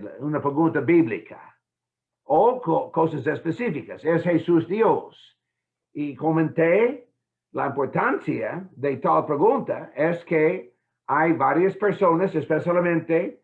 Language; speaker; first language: Spanish; non-native, fluent; English